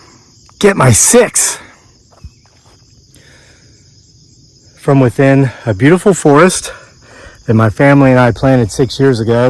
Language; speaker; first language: English; native; English